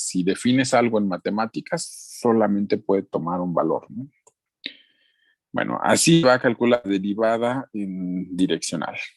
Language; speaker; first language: Spanish; native; Spanish